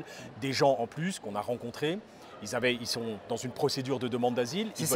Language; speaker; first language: French; native; French